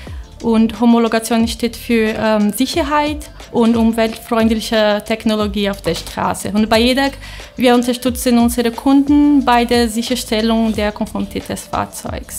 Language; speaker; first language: German; non-native, fluent; Portuguese